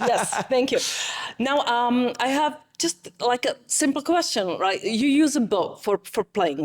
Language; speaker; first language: English; non-native, fluent; Czech